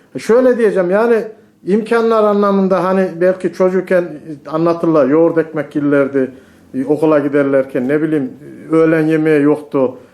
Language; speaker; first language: Turkish; native; Turkish